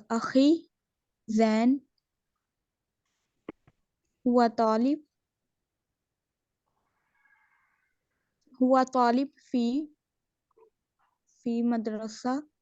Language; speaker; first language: Arabic; non-native, learner; Urdu